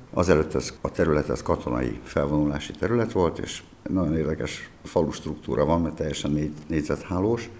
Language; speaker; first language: Hungarian; native; Hungarian